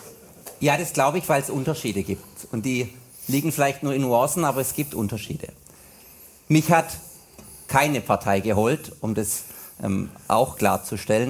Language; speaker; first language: German; native; German